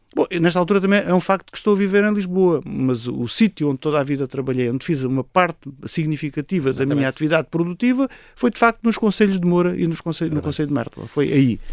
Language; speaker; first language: Portuguese; native; Portuguese